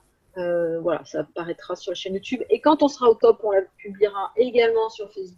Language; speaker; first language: French; native; French